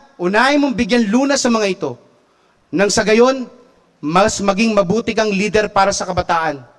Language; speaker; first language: Filipino; native; Filipino